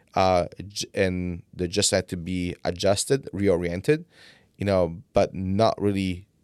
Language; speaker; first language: English; non-native, fluent; Italian